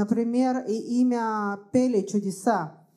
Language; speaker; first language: Russian; native; Russian